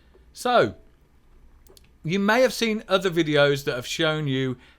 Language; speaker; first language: English; native; English